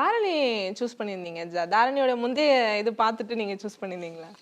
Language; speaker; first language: Tamil; native; Tamil